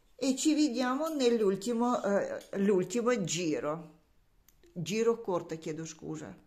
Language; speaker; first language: Italian; non-native, learner; Russian